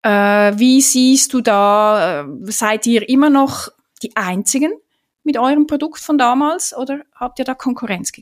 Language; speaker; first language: German; native; German